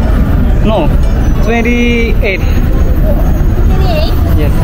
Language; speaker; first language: Japanese; non-native, learner; Indonesian